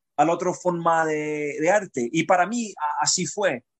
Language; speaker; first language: Spanish; early bilingual, heritage; Spanish